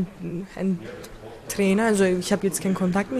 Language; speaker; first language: German; early bilingual, other home language; Turkish